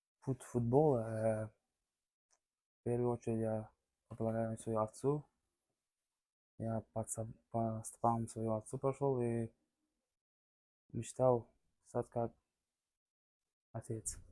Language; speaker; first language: Russian; non-native, learner; Tajik